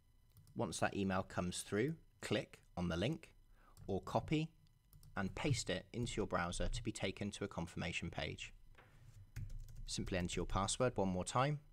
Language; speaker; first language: English; native; English